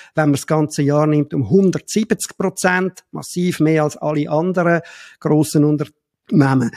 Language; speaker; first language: German; native; German